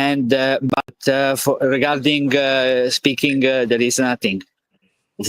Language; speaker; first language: English; non-native, learner; Italian